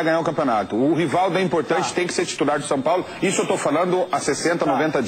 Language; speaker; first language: Portuguese; native; Portuguese